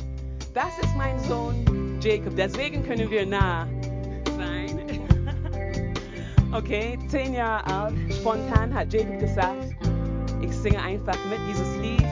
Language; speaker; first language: German; non-native, fluent; English